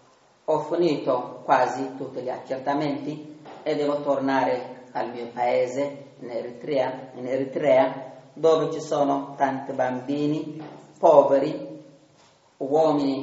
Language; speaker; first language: Italian; non-native, learner; Tigrinya